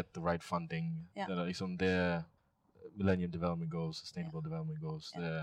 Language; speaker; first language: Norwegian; non-native, fluent; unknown